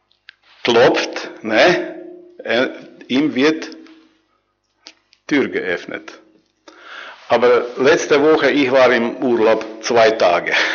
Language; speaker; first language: German; non-native, learner; Croatian